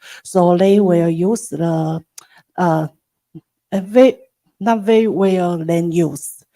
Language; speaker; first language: English; non-native, learner; Chinese